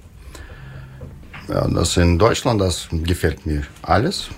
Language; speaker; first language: German; non-native, learner; Russian